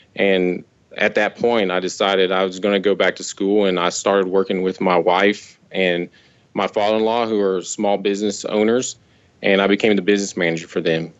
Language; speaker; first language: English; native; English